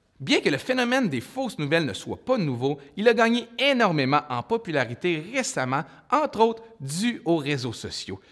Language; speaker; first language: French; native; French